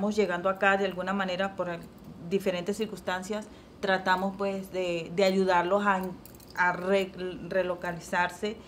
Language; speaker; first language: Spanish; native; Spanish